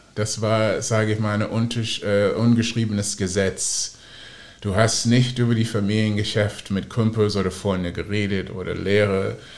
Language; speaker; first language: German; non-native, fluent; English